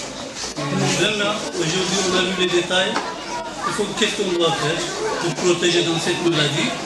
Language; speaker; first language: French; non-native, learner; Turkish